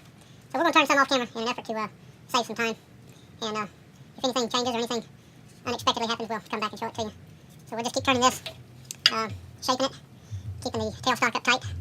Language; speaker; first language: English; native; English